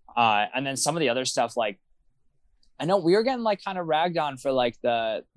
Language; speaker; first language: English; native; English